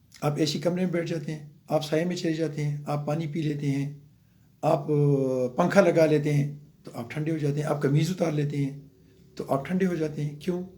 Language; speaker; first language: Urdu; non-native, local second language; Pashto